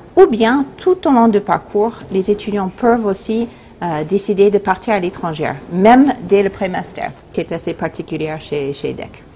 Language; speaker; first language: French; non-native, fluent; English